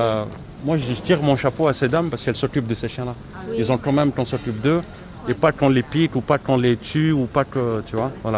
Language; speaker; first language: French; native; French